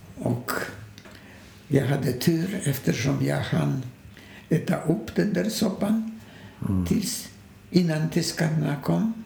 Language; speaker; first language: Swedish; non-native, fluent; Polish